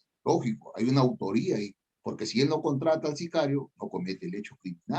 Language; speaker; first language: Spanish; native; Spanish